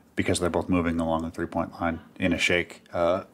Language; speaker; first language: English; native; English